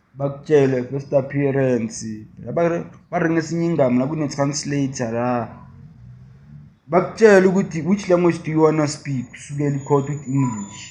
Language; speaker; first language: Zulu; native; Zulu